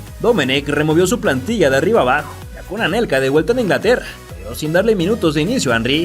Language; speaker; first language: Spanish; native; Spanish